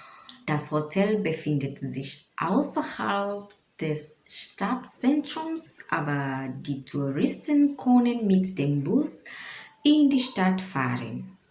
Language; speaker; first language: German; non-native, learner; Swahili